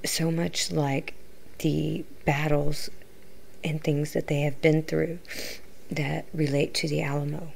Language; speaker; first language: English; native; English